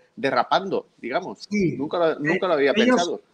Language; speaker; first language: Spanish; native; Spanish